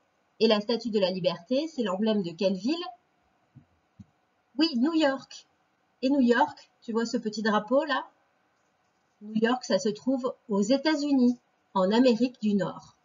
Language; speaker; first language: French; native; French